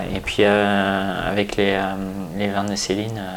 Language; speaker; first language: French; non-native, fluent; Dutch